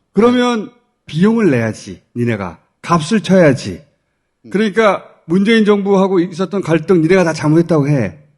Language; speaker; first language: Korean; native; Korean